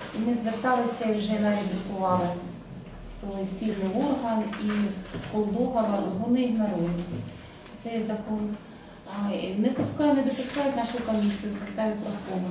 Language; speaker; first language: Ukrainian; non-native, local second language; Russian